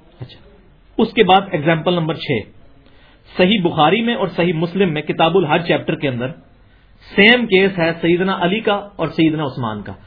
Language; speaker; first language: Urdu; non-native, local second language; Punjabi